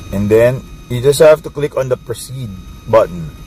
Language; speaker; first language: English; non-native, local second language; Filipino